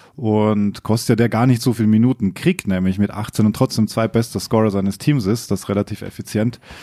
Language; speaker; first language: German; native; German